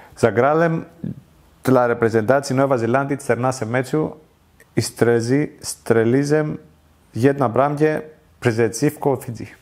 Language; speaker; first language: Polish; non-native, learner; Greek